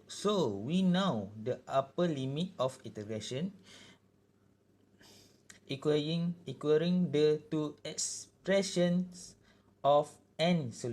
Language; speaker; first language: English; non-native, local second language; Malay